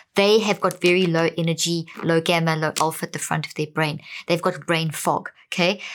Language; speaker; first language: English; native; English